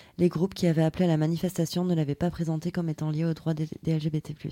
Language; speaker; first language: French; native; French